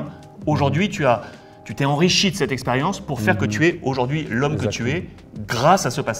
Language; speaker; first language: French; native; French